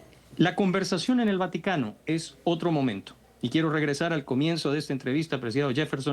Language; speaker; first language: Spanish; native; Spanish